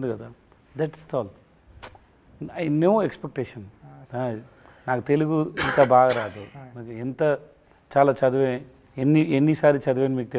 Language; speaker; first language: Telugu; non-native, learner; Tamil